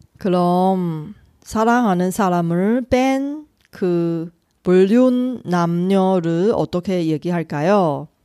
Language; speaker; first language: Korean; non-native, fluent; Chinese